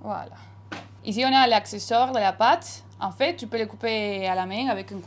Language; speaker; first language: French; non-native, fluent; Spanish